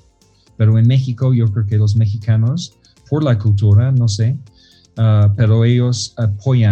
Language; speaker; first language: Spanish; non-native, fluent; English